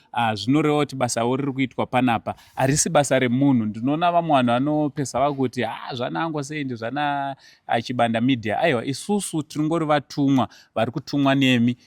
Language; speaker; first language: Shona; native; Shona